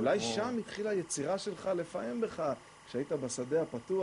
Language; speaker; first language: Hebrew; native; Hebrew